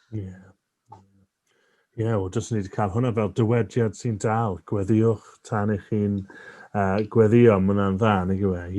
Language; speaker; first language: Welsh; native; Welsh